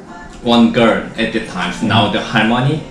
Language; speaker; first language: English; non-native, learner; Korean